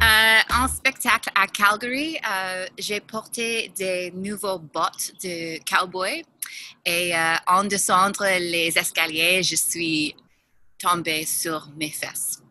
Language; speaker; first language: French; non-native, local second language; English